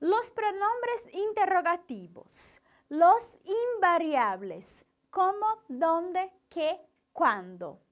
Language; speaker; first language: Spanish; non-native, fluent; Portuguese